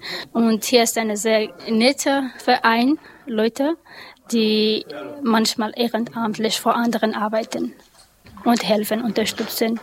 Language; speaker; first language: German; non-native, learner; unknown